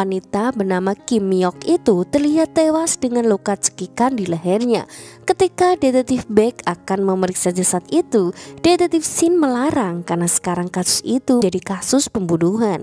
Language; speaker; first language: Indonesian; native; Indonesian